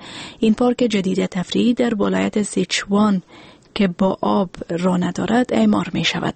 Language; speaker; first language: Persian; native; Persian